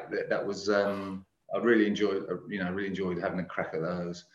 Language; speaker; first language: English; native; English